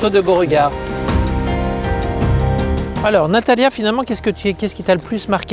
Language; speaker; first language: French; native; French